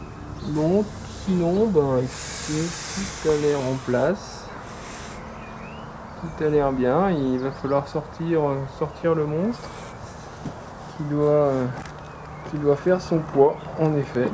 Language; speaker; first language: French; native; French